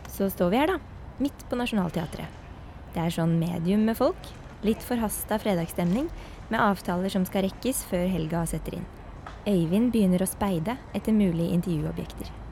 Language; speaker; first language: Norwegian; native; Norwegian